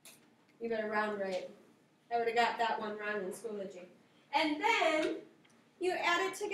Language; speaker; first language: English; native; English